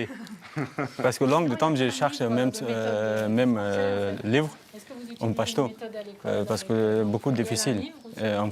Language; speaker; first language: French; non-native, learner; Pashto